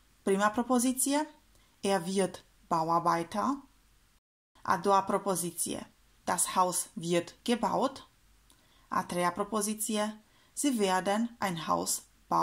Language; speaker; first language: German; non-native, fluent; Romanian